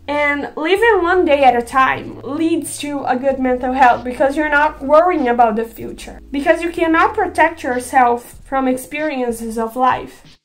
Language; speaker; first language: English; non-native, fluent; Portuguese